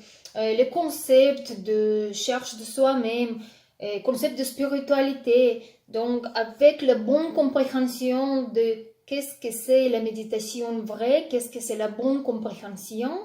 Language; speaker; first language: French; non-native, fluent; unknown